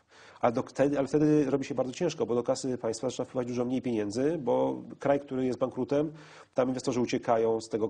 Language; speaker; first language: Polish; native; Polish